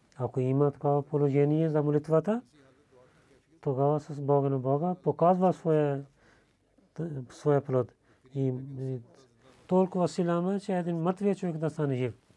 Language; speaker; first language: Bulgarian; non-native, learner; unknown